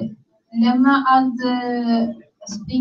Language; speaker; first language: Swedish; non-native, learner; Spanish